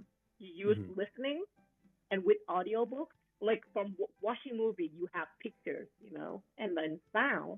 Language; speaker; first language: English; non-native, fluent; Thai